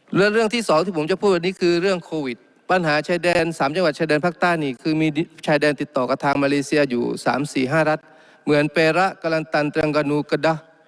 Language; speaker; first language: Thai; non-native, local second language; Malay